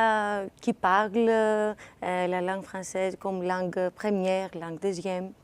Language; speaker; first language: French; non-native, fluent; Greek